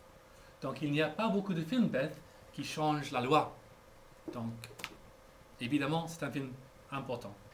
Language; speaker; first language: French; non-native, fluent; English